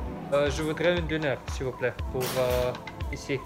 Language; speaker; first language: French; non-native, learner; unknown